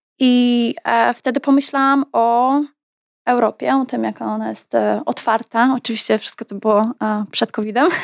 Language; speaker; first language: Polish; native; Polish